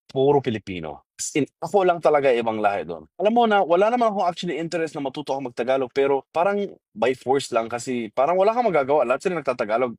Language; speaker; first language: Filipino; non-native, fluent; Arabic